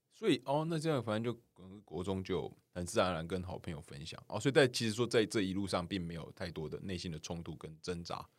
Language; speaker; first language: Chinese; native; Chinese